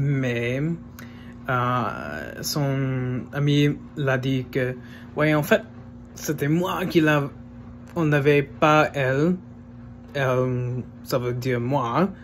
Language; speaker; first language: French; non-native, fluent; English